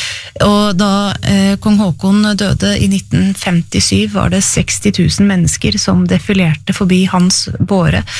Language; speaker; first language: Norwegian; native; Norwegian